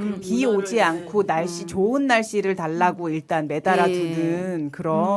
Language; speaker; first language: Korean; native; Korean